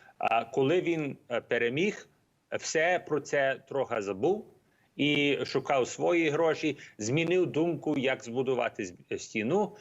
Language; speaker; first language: Ukrainian; early bilingual, heritage; Ukrainian